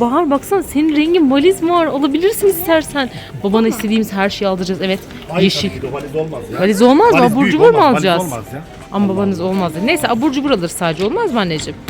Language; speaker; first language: Turkish; native; Turkish